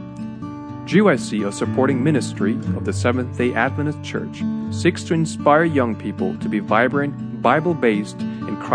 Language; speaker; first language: English; non-native, fluent; German